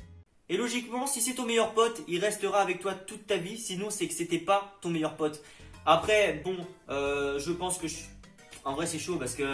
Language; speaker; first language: French; native; French